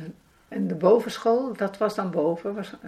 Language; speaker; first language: Dutch; native; Dutch